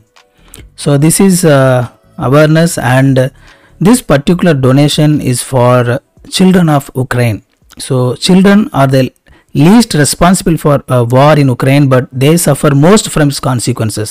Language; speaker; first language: English; non-native, local second language; Tamil